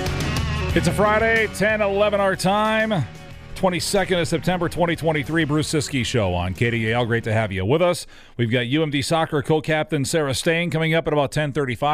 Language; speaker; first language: English; native; English